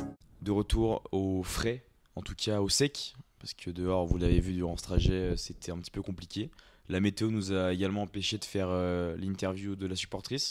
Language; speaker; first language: French; native; French